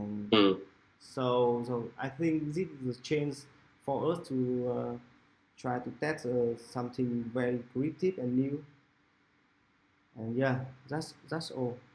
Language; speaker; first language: English; non-native, local second language; Vietnamese